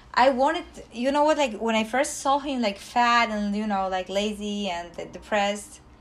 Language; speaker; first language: English; non-native, fluent; Polish